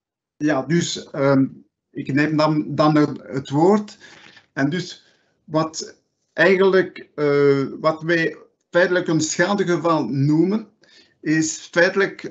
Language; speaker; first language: Dutch; non-native, local second language; French